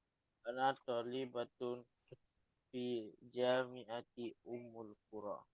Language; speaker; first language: Arabic; non-native, learner; Indonesian